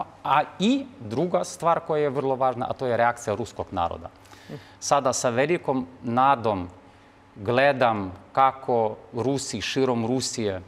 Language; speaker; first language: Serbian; non-native, fluent; Ukrainian